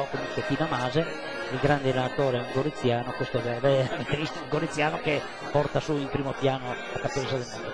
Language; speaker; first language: Italian; native; Italian